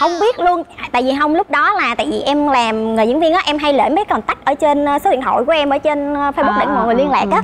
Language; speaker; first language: Vietnamese; native; Vietnamese